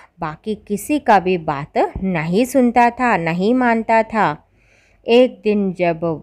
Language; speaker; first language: Hindi; non-native, local second language; Malayalam